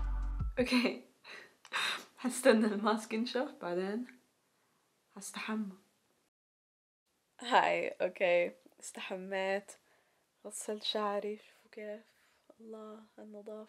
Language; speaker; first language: Arabic; native; Arabic